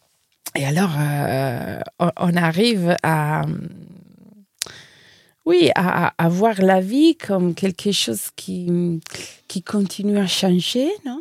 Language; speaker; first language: French; non-native, fluent; Italian